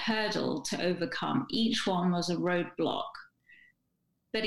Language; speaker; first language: English; native; English